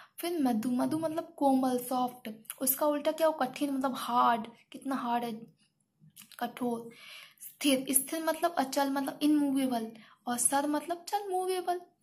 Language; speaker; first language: Hindi; native; Hindi